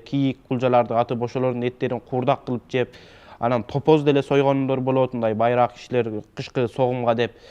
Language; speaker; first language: Kyrgyz; early bilingual, heritage; Kyrgyz